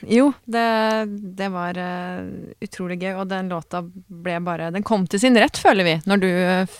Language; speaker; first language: Norwegian; native; Norwegian